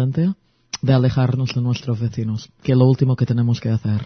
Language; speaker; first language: Spanish; early bilingual, heritage; Spanish